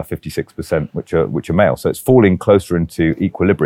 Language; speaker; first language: English; native; English